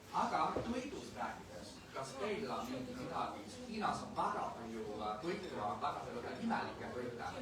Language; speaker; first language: Estonian; non-native, fluent; Chinese